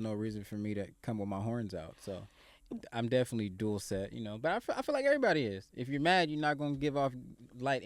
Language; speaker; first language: English; native; English